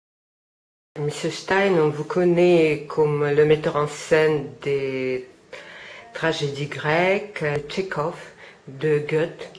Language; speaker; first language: French; non-native, fluent; Russian